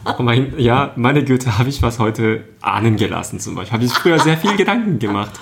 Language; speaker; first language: German; non-native, fluent; Korean